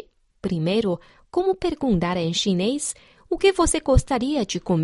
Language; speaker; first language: Portuguese; non-native, fluent; Chinese